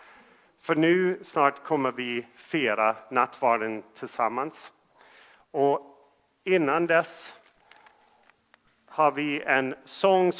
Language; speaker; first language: Swedish; non-native, fluent; English